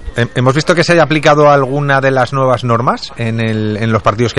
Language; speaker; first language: Spanish; native; Spanish